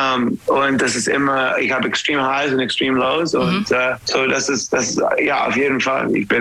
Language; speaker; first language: German; non-native, fluent; English